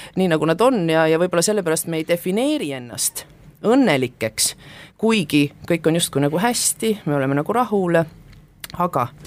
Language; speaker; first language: Estonian; native; Estonian